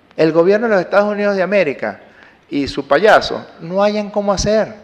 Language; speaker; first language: Spanish; native; Spanish